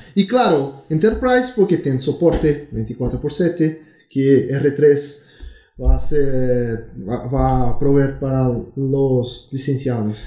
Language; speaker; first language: Spanish; non-native, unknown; Portuguese